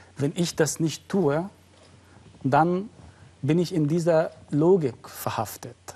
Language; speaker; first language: German; non-native, fluent; Arabic